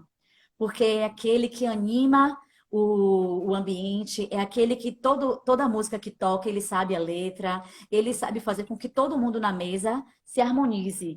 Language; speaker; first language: Portuguese; native; Portuguese